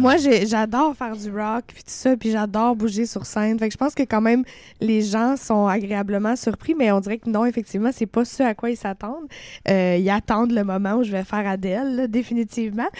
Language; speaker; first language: French; native; French